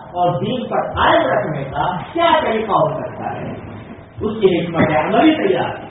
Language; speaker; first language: Urdu; native; Urdu